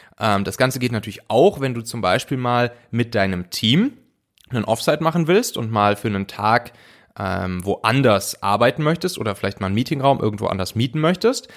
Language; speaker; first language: German; native; German